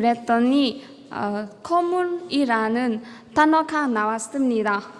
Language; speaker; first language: Korean; non-native, learner; Vietnamese